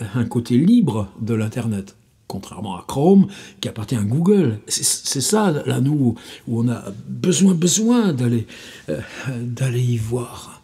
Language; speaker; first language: French; native; French